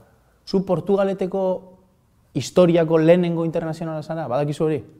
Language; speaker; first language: Basque; native; Basque